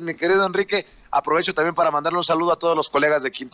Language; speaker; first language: Spanish; native; Spanish